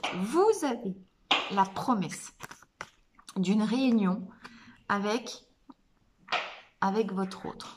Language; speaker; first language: French; native; French